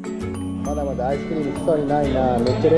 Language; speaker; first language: Japanese; native; Japanese